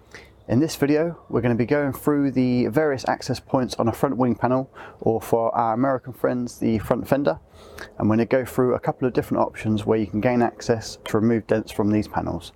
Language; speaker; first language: English; native; English